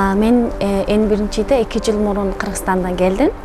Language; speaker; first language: Kyrgyz; non-native, learner; Mongolian